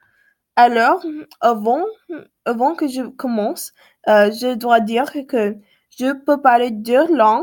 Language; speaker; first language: French; non-native, learner; English